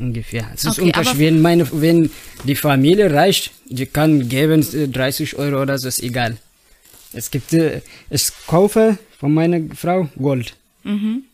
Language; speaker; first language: German; non-native, learner; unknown